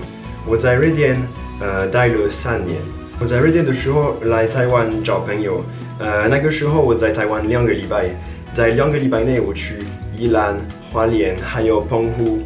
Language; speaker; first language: Chinese; non-native, fluent; French